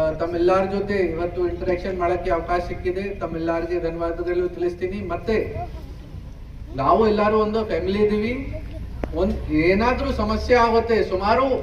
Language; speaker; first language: Kannada; non-native, local second language; Hindi